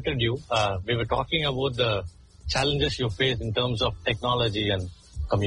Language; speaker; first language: English; non-native, local second language; Tamil